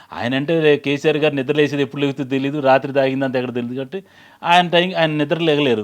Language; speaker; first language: Telugu; native; Telugu